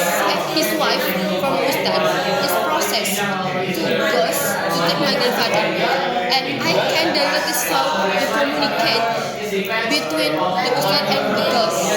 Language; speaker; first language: English; non-native, learner; Indonesian